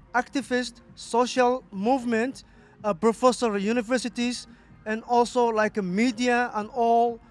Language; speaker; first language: English; non-native, fluent; Somali